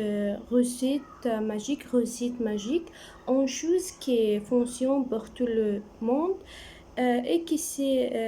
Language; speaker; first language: French; non-native, learner; Arabic